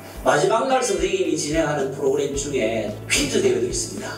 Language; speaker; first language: Korean; native; Korean